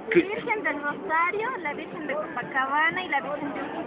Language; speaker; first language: Spanish; native; Spanish